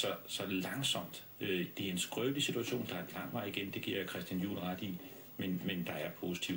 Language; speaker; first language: Danish; native; Danish